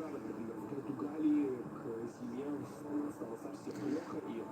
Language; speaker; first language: Russian; native; Russian